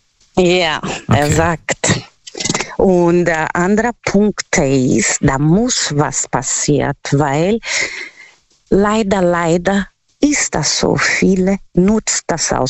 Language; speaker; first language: German; non-native, learner; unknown